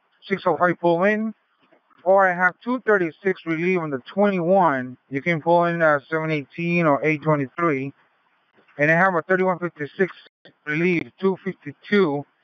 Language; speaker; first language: English; early bilingual, other home language; Spanish